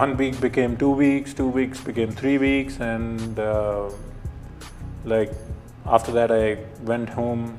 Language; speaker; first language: English; non-native, local second language; Punjabi